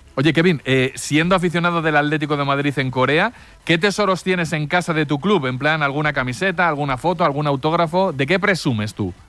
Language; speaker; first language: Spanish; native; Spanish